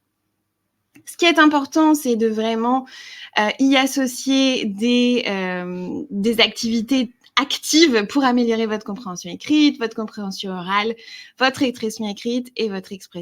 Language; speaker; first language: French; native; French